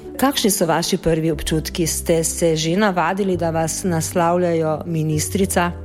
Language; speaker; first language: Slovenian; native; Slovenian